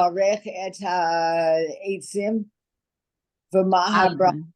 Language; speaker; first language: Hebrew; non-native, learner; English